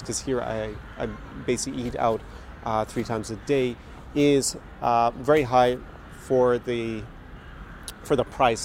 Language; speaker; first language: English; native; English